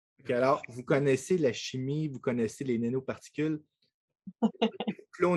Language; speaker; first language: French; native; French